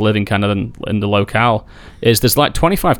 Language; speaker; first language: English; native; English